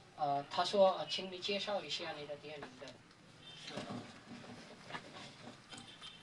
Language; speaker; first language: Chinese; non-native, learner; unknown